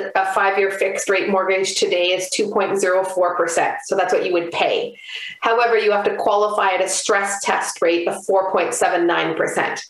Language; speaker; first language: English; native; English